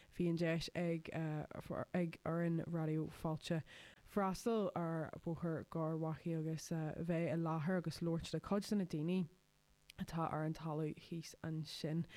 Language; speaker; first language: Irish; non-native, local second language; English